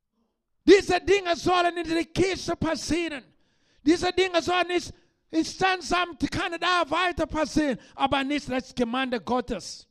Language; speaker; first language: German; non-native, learner; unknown